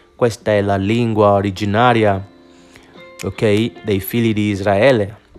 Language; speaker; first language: Italian; non-native, fluent; English